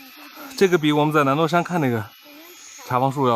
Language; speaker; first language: Chinese; native; Chinese